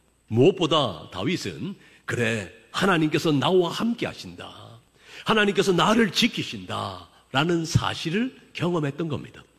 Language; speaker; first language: Korean; native; Korean